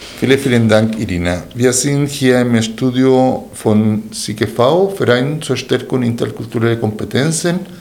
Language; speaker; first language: German; non-native, fluent; Spanish